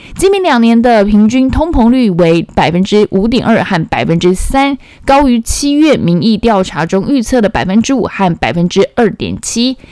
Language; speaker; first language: Chinese; non-native, fluent; Korean